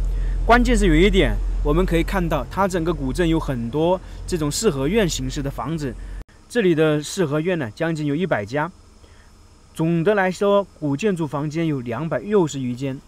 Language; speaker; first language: Chinese; native; Chinese